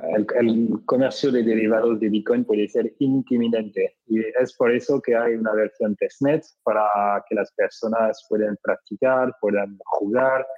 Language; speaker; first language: Spanish; non-native, fluent; French